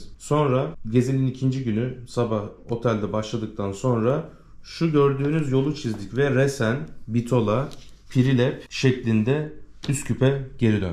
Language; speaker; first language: Turkish; native; Turkish